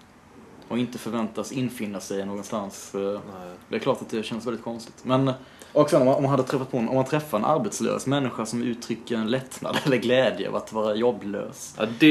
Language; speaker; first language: Swedish; native; Swedish